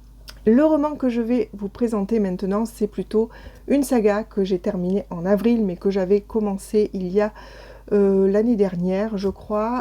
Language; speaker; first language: French; native; French